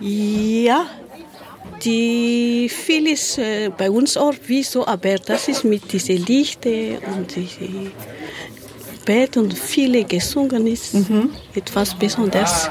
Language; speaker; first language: German; non-native, learner; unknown